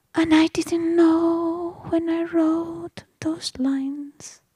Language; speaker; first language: English; non-native, fluent; Spanish